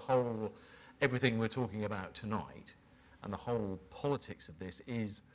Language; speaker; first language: English; native; English